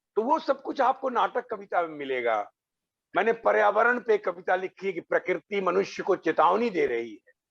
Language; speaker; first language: Hindi; non-native, local second language; Bhojpuri